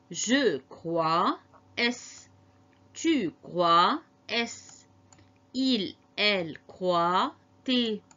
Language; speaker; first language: French; non-native, fluent; Arabic